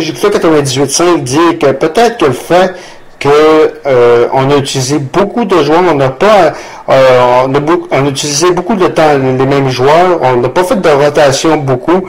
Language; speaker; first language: French; native; French